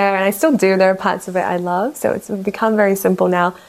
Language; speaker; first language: English; native; English